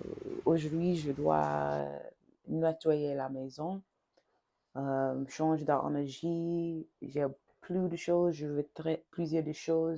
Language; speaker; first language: French; non-native, learner; English